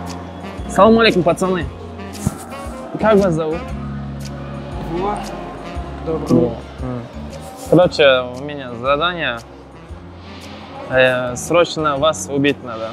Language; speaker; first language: Russian; non-native, local second language; Kazakh